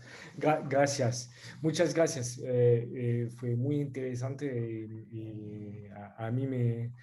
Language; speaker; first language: Spanish; non-native, fluent; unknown